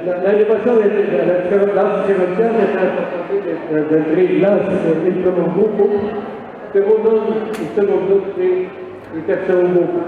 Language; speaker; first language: Spanish; non-native, learner; French